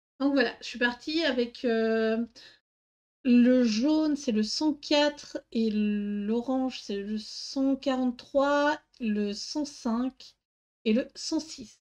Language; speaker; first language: French; native; French